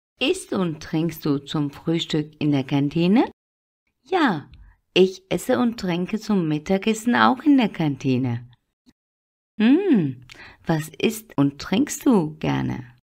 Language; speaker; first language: German; non-native, fluent; Turkish